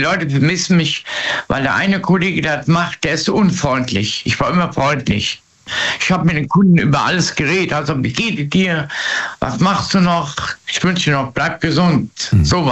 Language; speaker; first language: German; native; German